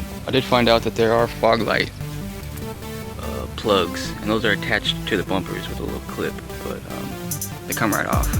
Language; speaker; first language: English; native; English